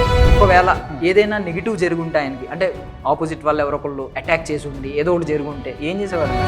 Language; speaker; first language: Telugu; native; Telugu